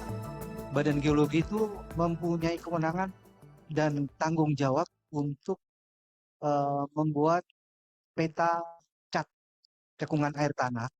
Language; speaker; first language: Indonesian; native; Indonesian